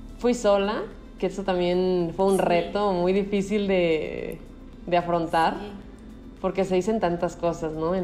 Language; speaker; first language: Spanish; native; Spanish